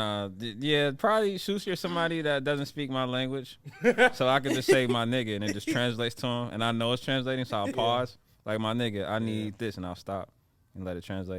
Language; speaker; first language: English; native; English